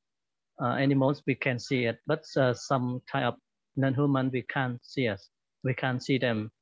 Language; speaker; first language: English; non-native, learner; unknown